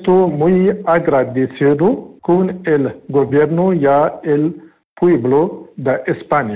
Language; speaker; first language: Spanish; non-native, learner; Pashto